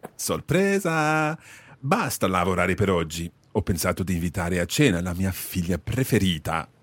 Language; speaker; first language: Italian; non-native, fluent; English